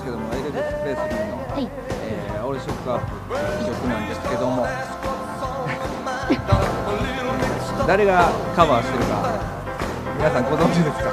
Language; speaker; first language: Japanese; native; Japanese